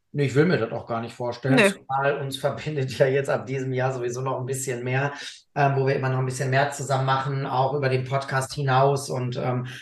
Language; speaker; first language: German; native; German